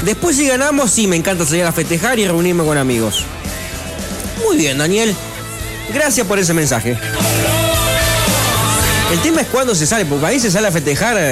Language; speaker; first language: Spanish; native; Spanish